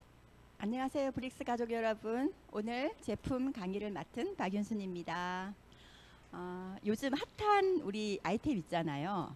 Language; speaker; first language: Korean; native; Korean